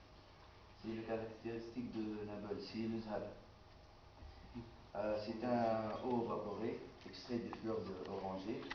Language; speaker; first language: French; non-native, local second language; Arabic